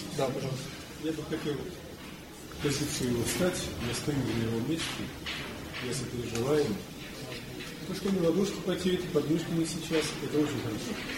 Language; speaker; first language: Russian; non-native, fluent; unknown